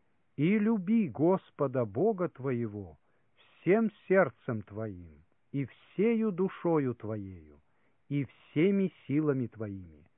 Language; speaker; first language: Russian; native; Russian